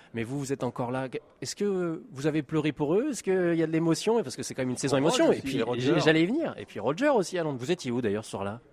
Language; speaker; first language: French; native; French